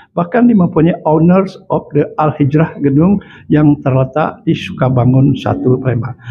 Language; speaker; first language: Indonesian; native; Indonesian